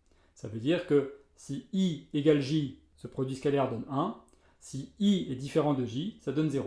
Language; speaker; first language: French; native; French